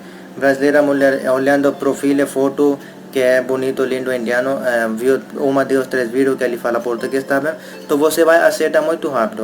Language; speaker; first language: Portuguese; non-native, learner; Hindi